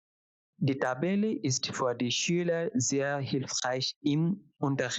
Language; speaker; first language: German; non-native, fluent; Bangla